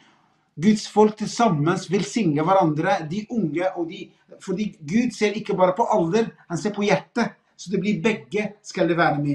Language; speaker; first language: Swedish; non-native, fluent; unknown